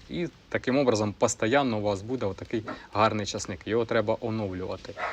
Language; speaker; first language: Ukrainian; non-native, local second language; Russian